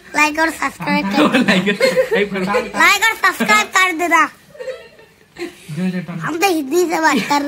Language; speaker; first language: Hindi; non-native, local second language; Bangla